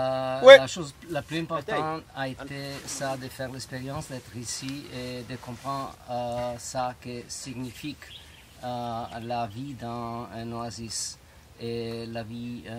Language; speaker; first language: French; non-native, fluent; Italian